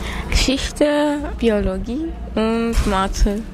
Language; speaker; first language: German; non-native, learner; Armenian